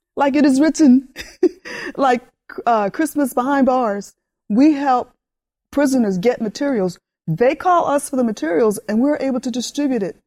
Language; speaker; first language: English; early bilingual, other home language; Spanish